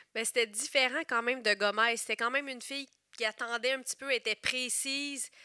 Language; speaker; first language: French; native; French